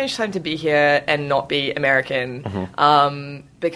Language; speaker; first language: English; native; English